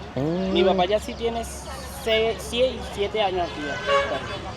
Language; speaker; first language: Spanish; native; Spanish